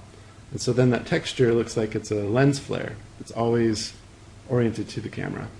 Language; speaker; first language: English; native; English